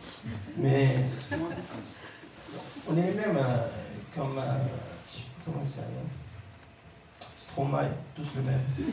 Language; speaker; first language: French; non-native, learner; Arabic